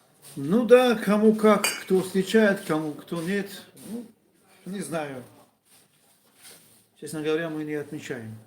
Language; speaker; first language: Russian; non-native, learner; Tajik